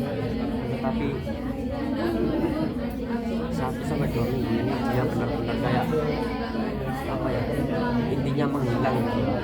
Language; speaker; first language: Indonesian; native; Indonesian